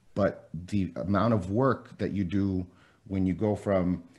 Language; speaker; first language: English; early bilingual, other home language; Spanish